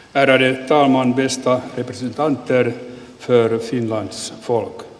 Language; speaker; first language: Swedish; non-native, local second language; Finnish